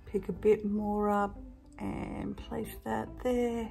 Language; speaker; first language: English; native; English